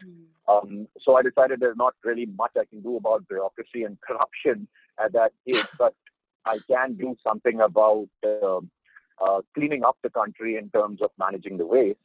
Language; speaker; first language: English; non-native, local second language; Hindi